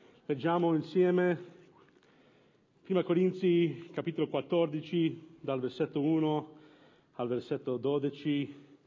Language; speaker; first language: Italian; non-native, fluent; English